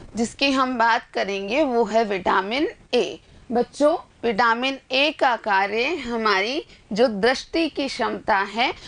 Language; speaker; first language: Hindi; native; Hindi